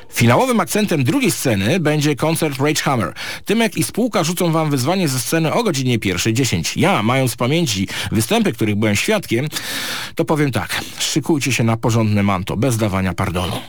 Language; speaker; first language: Polish; native; Polish